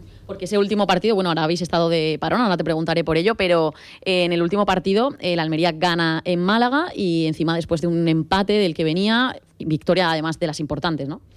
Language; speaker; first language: Spanish; native; Spanish